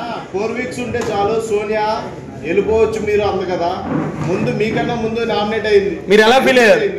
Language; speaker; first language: Telugu; native; Telugu